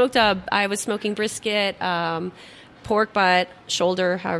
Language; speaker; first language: English; native; English